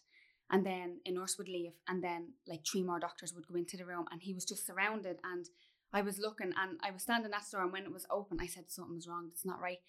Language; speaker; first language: English; native; English